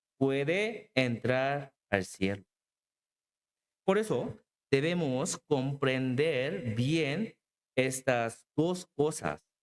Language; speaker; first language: Spanish; non-native, learner; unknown